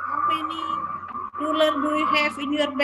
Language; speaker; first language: English; non-native, learner; Indonesian